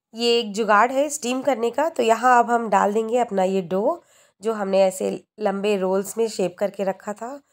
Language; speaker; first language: Hindi; native; Hindi